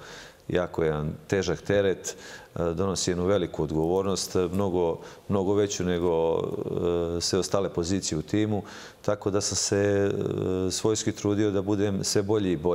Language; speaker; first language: Serbian; native; Serbian